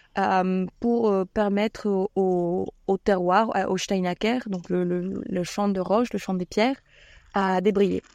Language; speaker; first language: French; non-native, fluent; Spanish